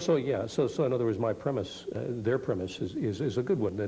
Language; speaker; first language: English; native; English